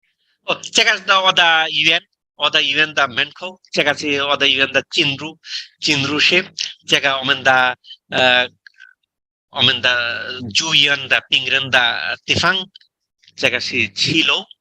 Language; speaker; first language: Chinese; non-native, learner; Bangla